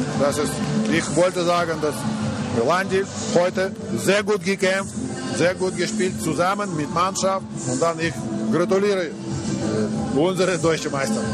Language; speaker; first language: German; non-native, learner; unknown